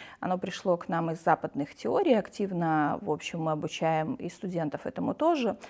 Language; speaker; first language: Russian; native; Russian